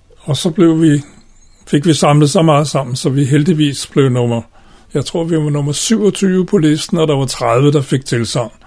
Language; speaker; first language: Danish; native; Danish